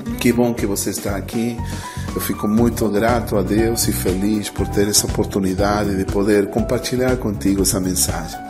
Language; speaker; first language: Portuguese; non-native, fluent; Spanish